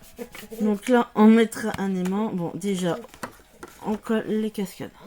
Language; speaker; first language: French; native; French